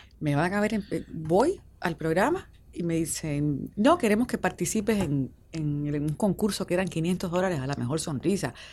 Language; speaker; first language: Spanish; native; Spanish